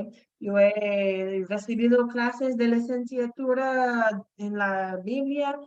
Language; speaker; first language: Spanish; non-native, fluent; English